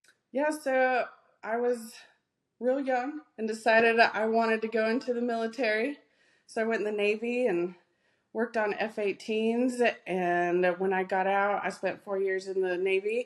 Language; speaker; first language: English; native; English